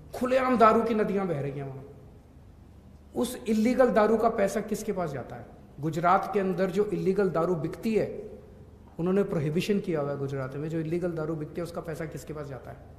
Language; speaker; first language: Hindi; native; Hindi